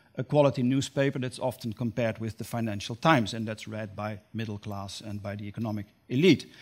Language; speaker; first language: English; non-native, fluent; Dutch